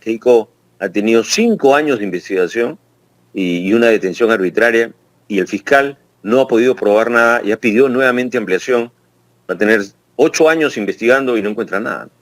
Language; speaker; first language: Spanish; native; Spanish